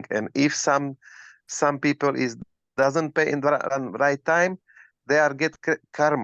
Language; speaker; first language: English; non-native, learner; Slovak